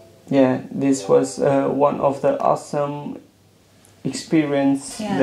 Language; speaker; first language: English; non-native, learner; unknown